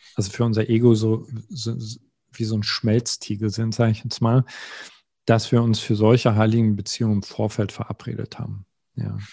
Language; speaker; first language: German; native; German